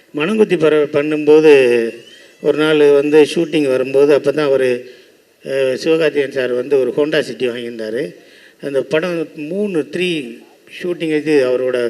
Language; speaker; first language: Tamil; native; Tamil